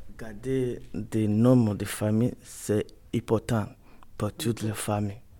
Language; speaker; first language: French; non-native, learner; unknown